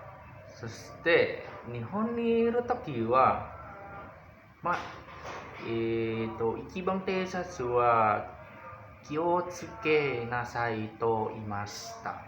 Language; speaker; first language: Japanese; non-native, learner; Indonesian